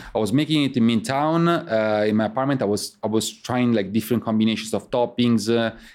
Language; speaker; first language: English; non-native, fluent; Italian